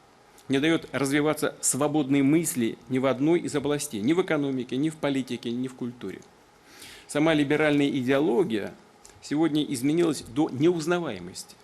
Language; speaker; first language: Russian; native; Russian